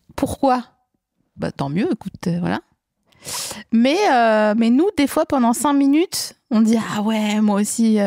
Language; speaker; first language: French; native; French